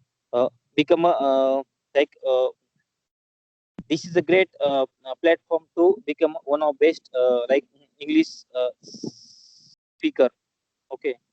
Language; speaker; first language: English; non-native, learner; Marathi